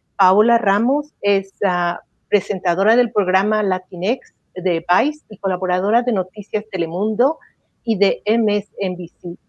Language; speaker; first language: Spanish; native; Spanish